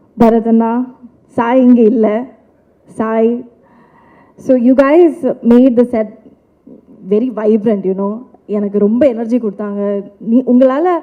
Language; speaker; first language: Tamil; non-native, local second language; Malayalam